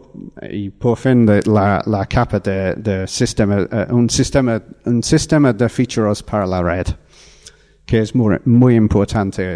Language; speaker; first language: Spanish; non-native, fluent; English